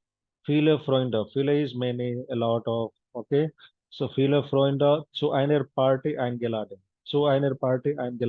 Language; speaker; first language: German; non-native, fluent; Hindi